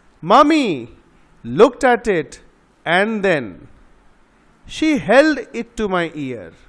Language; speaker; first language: English; non-native, local second language; Bangla